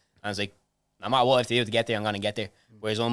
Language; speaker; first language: English; native; English